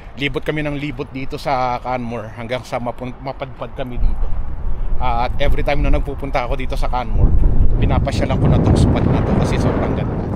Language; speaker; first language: Filipino; native; Filipino